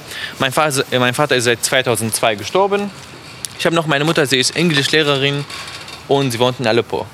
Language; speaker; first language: German; non-native, fluent; Arabic